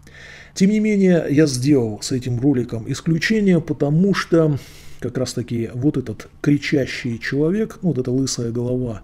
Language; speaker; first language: Russian; native; Russian